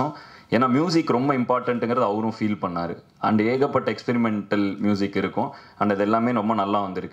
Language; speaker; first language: Tamil; native; Tamil